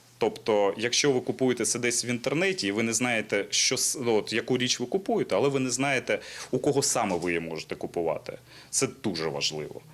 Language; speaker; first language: Ukrainian; native; Ukrainian